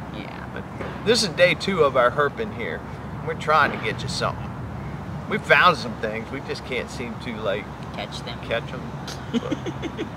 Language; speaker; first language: English; native; English